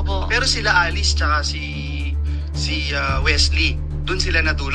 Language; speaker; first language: Filipino; native; Filipino